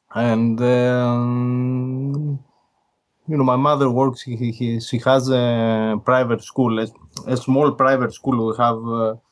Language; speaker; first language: English; non-native, fluent; Greek